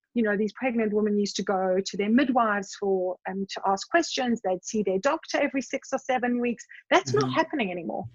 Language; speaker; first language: English; native; English